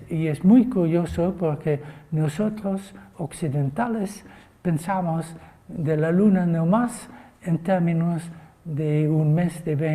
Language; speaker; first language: Spanish; non-native, fluent; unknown